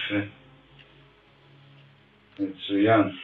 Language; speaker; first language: Hebrew; non-native, fluent; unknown